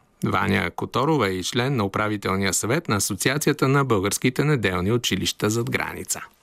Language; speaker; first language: Bulgarian; native; Bulgarian